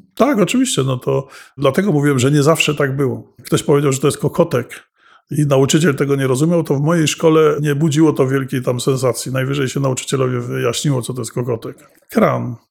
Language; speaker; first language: Polish; non-native, local second language; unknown